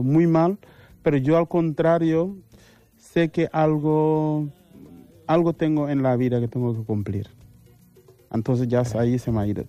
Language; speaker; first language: Spanish; non-native, fluent; Wolof